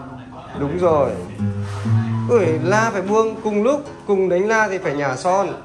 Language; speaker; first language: Vietnamese; native; Vietnamese